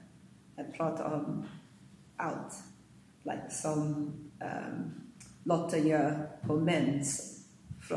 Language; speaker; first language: Swedish; non-native, learner; English